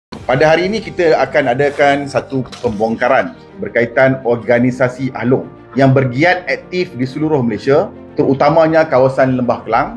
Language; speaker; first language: Malay; native; Malay